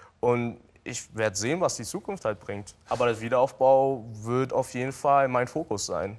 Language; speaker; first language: German; early bilingual, other home language; Filipino